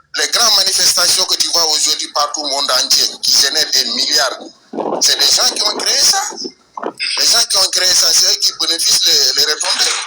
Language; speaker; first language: French; non-native, local second language; Wolof